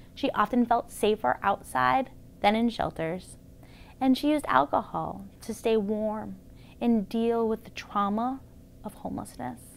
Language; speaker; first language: English; native; English